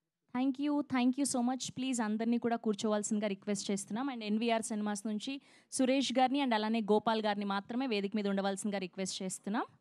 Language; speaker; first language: Telugu; native; Telugu